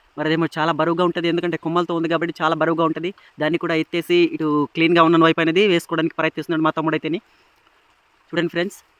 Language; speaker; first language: Telugu; non-native, local second language; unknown